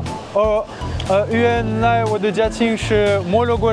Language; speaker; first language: Chinese; non-native, learner; French